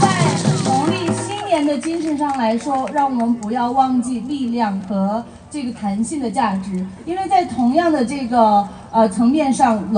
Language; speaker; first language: Chinese; native; Chinese